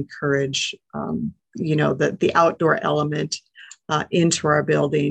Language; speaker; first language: English; native; English